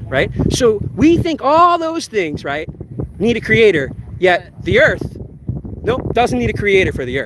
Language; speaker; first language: English; native; English